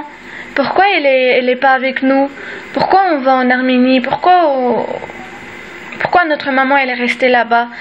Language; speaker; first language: French; early bilingual, other home language; Armenian